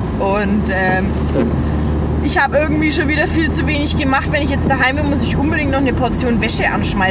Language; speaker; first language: German; native; German